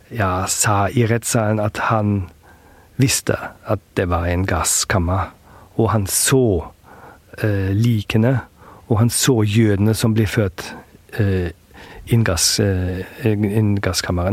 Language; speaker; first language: Norwegian; early bilingual, heritage; German